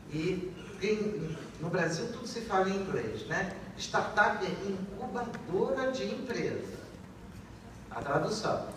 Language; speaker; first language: Portuguese; native; Portuguese